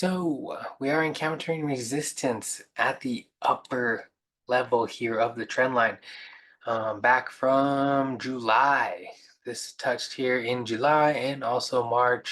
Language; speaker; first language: English; native; English